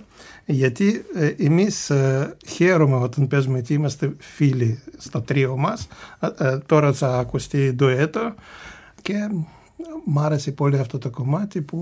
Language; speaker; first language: Greek; non-native, fluent; Russian